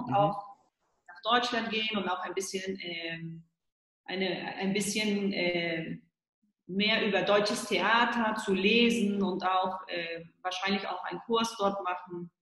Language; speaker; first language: German; early bilingual, heritage; Spanish